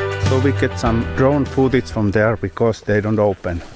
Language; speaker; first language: English; non-native, learner; Finnish